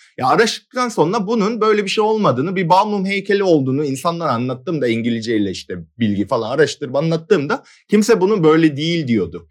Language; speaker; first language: Turkish; non-native, fluent; Korean